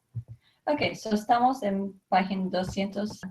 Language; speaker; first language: Spanish; non-native, fluent; English